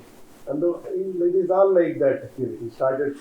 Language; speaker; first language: Tamil; non-native, learner; Kannada